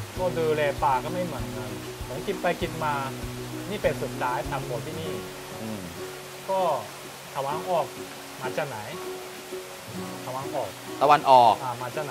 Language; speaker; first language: Thai; non-native, fluent; Japanese